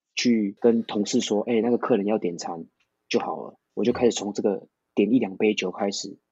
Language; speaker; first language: Chinese; non-native, local second language; Min Nan Chinese